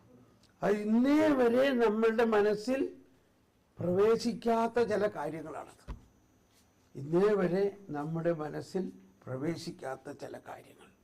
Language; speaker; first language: Malayalam; native; Malayalam